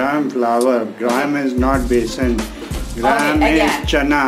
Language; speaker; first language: English; non-native, local second language; Hindi